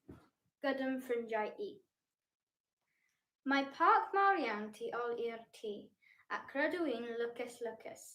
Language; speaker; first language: Welsh; non-native, learner; English